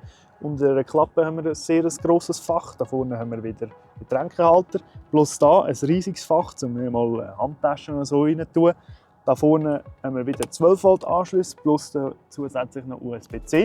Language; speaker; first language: German; native; German